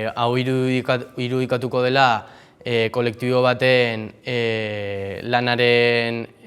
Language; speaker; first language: Basque; non-native, local second language; Spanish